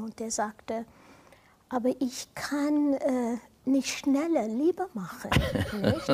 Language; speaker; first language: German; non-native, fluent; English